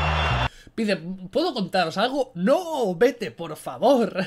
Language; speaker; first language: Spanish; native; Spanish